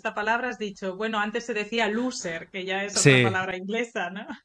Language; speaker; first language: Spanish; native; Spanish